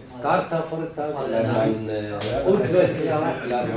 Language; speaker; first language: Swedish; non-native, learner; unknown